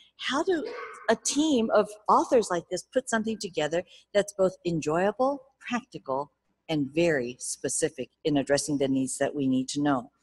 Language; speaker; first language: English; early bilingual, other home language; Japanese